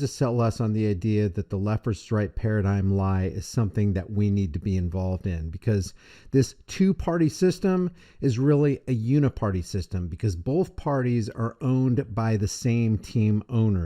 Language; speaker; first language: English; native; English